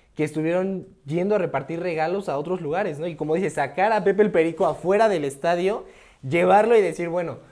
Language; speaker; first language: Spanish; native; Spanish